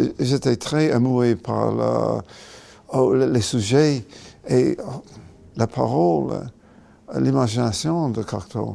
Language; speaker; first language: French; non-native, learner; English